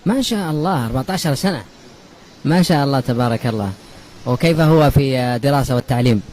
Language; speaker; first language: Arabic; native; Arabic